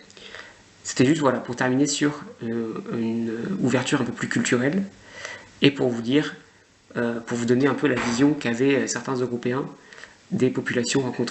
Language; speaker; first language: French; native; French